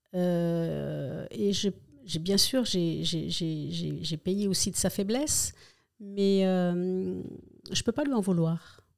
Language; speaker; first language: French; early bilingual, other home language; Spanish